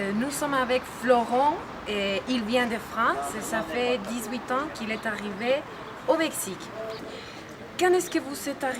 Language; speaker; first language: French; non-native, fluent; Spanish